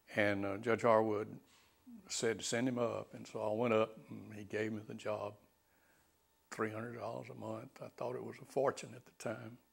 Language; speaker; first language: English; native; English